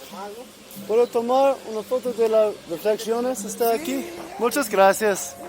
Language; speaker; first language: Spanish; non-native, learner; English